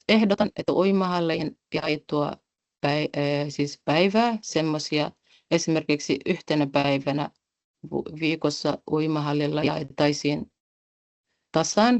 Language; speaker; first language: Finnish; non-native, fluent; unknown